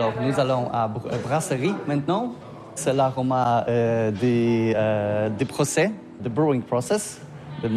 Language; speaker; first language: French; non-native, learner; Polish